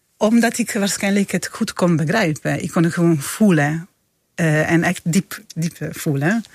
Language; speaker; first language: Dutch; non-native, fluent; Italian